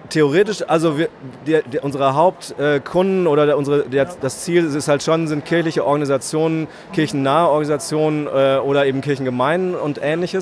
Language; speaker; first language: German; native; German